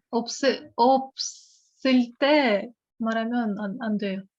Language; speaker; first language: Korean; non-native, learner; Russian